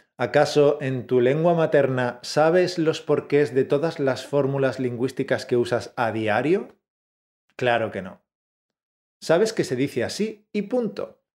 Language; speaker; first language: Spanish; native; Spanish